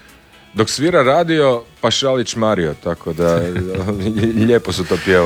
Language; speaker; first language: Serbian; native; Serbian